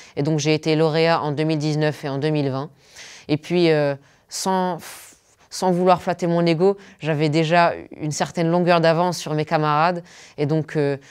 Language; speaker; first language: French; non-native, local second language; Arabic